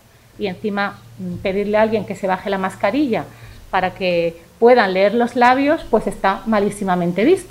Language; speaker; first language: Spanish; native; Spanish